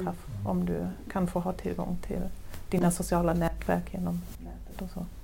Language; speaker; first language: Swedish; non-native, fluent; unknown